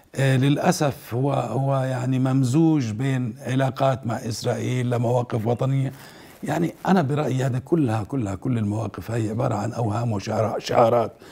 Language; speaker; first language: Arabic; native; Arabic